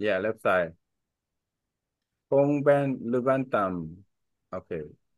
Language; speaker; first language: English; non-native, learner; Korean